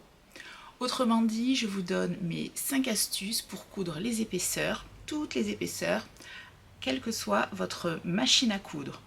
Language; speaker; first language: French; native; French